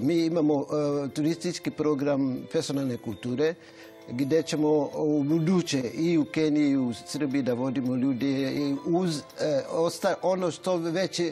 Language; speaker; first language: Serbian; non-native, fluent; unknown